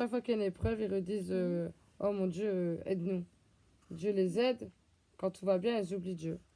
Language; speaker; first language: French; native; French